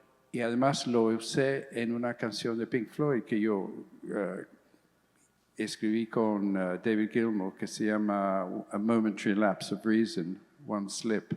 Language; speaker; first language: Spanish; early bilingual, heritage; English